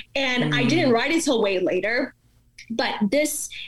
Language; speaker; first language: English; non-native, local second language; Malayalam